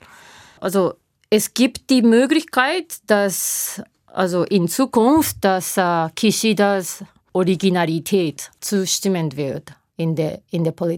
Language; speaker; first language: German; non-native, learner; Japanese